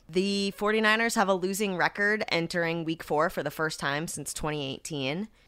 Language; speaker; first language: English; native; English